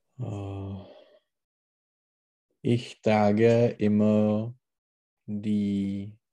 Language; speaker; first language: German; non-native, learner; Czech